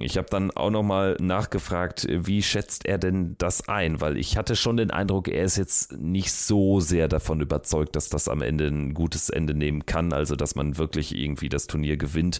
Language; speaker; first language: German; native; German